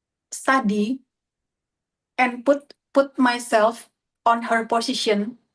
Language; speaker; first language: English; non-native, learner; Indonesian